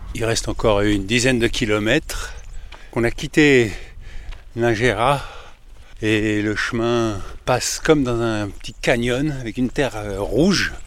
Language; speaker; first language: French; native; French